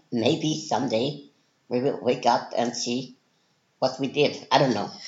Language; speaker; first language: English; non-native, fluent; German